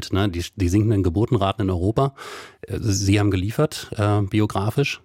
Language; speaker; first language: German; native; German